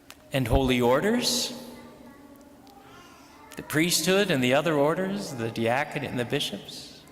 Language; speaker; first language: English; native; English